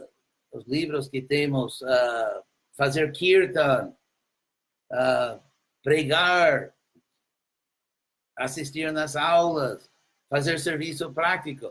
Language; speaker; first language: Portuguese; non-native, fluent; English